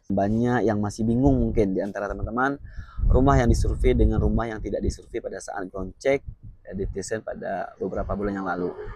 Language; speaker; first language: Indonesian; native; Indonesian